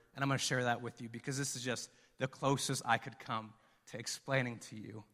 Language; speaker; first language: English; early bilingual, other home language; Spanish